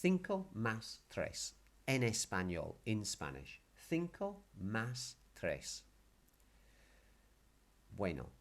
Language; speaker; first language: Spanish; non-native, fluent; English